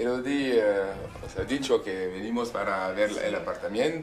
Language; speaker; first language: Spanish; non-native, learner; French